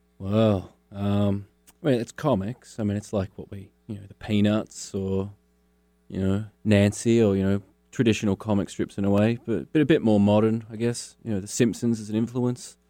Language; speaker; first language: English; native; English